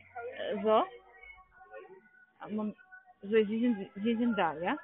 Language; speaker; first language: German; non-native, learner; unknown